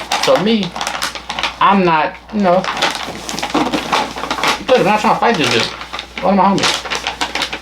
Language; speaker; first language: English; native; English